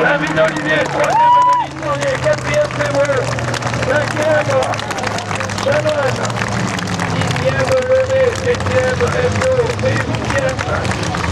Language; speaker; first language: French; native; French